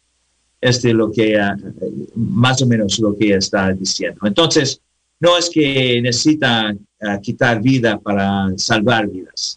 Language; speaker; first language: Spanish; non-native, learner; English